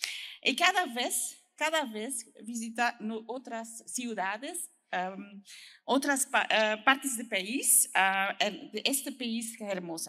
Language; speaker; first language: Spanish; non-native, learner; French